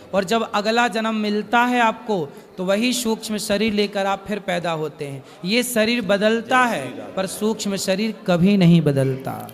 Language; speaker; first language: Hindi; native; Hindi